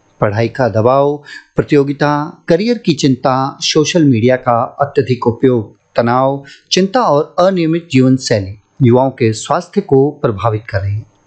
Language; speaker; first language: Hindi; native; Hindi